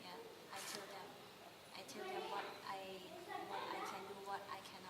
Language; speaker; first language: English; non-native, learner; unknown